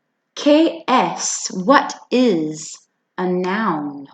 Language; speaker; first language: Spanish; non-native, fluent; English